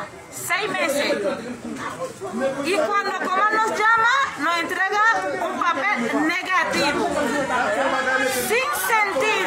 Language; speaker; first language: Spanish; non-native, fluent; Haitian Creole